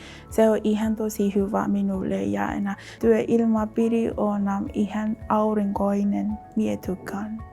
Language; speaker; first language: Finnish; non-native, learner; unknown